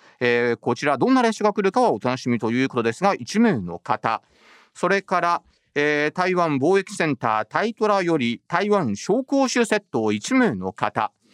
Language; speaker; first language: Japanese; native; Japanese